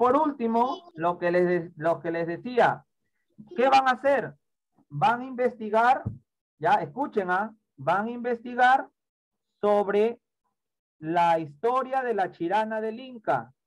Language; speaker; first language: Spanish; native; Spanish